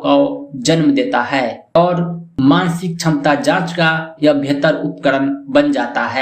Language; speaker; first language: Hindi; native; Hindi